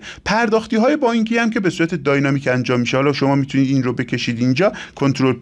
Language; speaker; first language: Persian; native; Persian